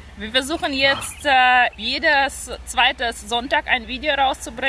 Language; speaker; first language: German; non-native, fluent; Russian